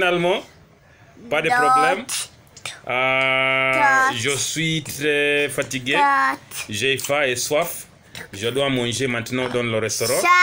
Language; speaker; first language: French; non-native, learner; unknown